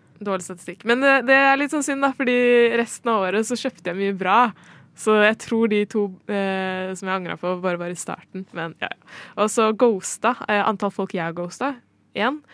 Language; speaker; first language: Norwegian; early bilingual, other home language; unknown